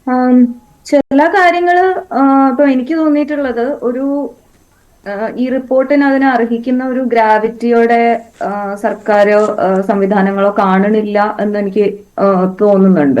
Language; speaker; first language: Malayalam; native; Malayalam